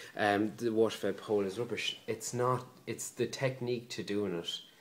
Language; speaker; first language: English; native; English